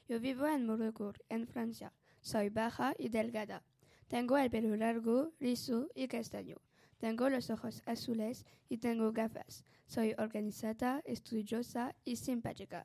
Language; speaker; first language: Spanish; non-native, learner; French